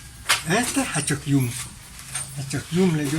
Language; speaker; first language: Spanish; non-native, local second language; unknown